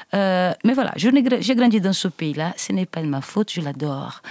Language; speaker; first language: French; non-native, fluent; Portuguese